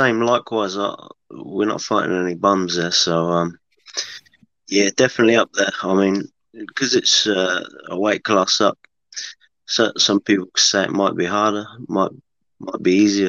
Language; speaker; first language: English; native; English